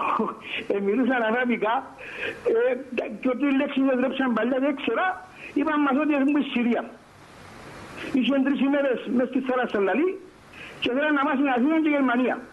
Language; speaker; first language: Greek; native; Greek